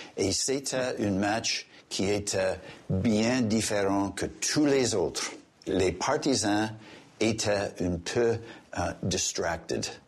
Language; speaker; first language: French; non-native, local second language; English